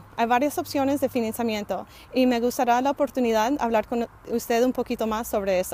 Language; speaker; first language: Spanish; early bilingual, heritage; Spanish